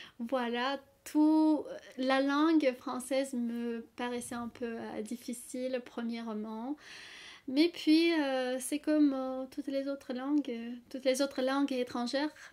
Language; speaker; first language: French; non-native, fluent; Russian